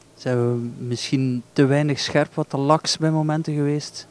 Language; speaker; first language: Dutch; native; Dutch